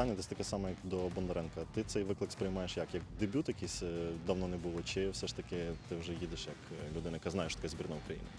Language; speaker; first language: Ukrainian; native; Ukrainian